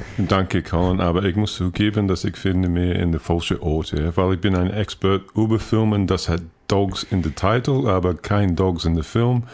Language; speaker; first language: German; non-native, learner; English